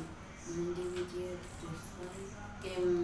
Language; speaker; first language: German; non-native, learner; Spanish